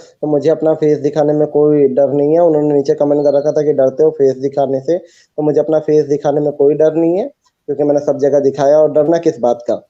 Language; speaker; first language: Hindi; native; Hindi